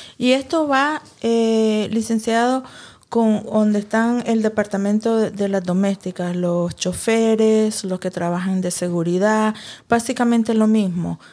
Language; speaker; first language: Spanish; early bilingual, heritage; Spanish